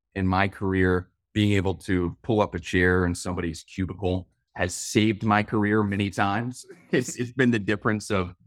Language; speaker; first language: English; native; English